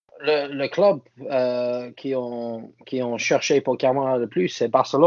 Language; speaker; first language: French; non-native, fluent; English